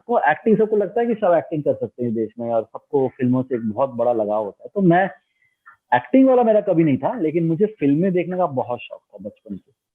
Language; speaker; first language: Hindi; non-native, local second language; Bangla